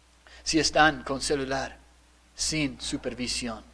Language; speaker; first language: Spanish; non-native, fluent; English